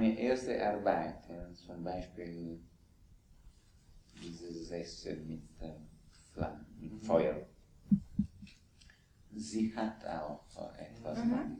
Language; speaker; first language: German; non-native, fluent; Italian